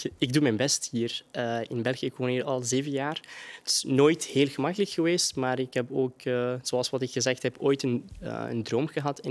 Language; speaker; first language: Dutch; non-native, fluent; Arabic